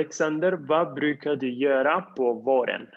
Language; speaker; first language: Swedish; non-native, fluent; Spanish